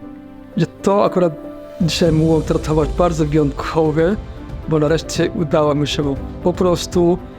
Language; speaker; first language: Polish; non-native, fluent; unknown